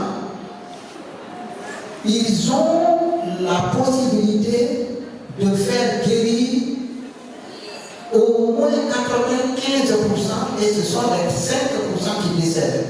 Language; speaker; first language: French; non-native, local second language; Wolof